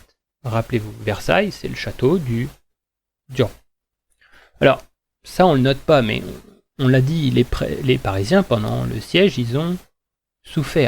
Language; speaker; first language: French; native; French